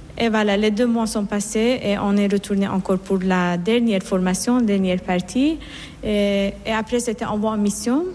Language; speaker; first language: French; non-native, fluent; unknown